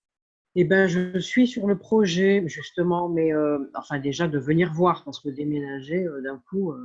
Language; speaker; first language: French; native; French